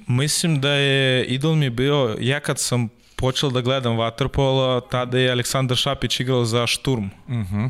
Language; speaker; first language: Serbian; non-native, learner; Russian